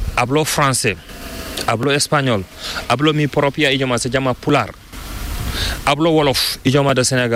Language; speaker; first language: Spanish; non-native, learner; Fula